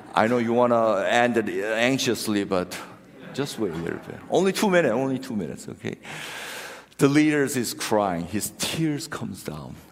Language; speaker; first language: English; non-native, fluent; Korean